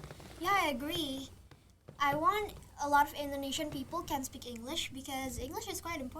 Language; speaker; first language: English; non-native, fluent; Indonesian